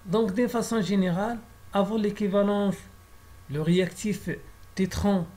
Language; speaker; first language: French; non-native, local second language; Arabic